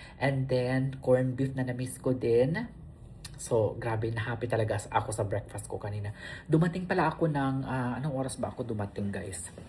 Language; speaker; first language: Filipino; non-native, local second language; Cebuano